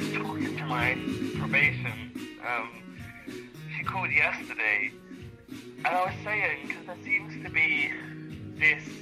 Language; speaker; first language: English; native; English